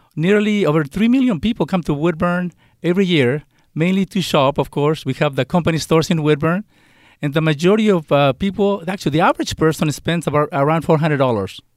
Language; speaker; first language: English; non-native, fluent; Spanish